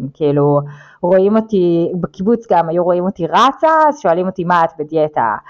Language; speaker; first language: Hebrew; native; Hebrew